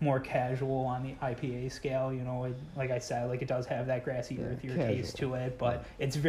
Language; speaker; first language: English; native; English